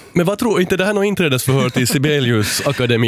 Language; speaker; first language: Swedish; native; Swedish